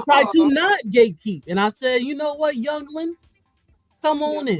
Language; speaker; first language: English; native; English